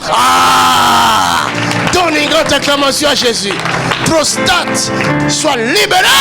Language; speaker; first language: French; non-native, local second language; Lingala